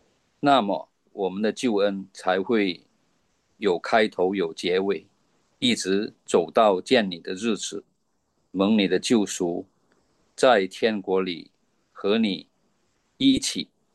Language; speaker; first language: Chinese; native; Chinese